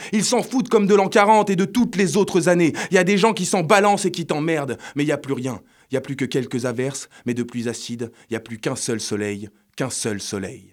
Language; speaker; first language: French; native; French